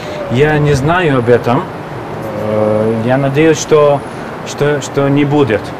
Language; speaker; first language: Russian; non-native, fluent; Hungarian